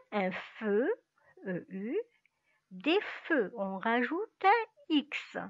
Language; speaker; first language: French; non-native, local second language; Arabic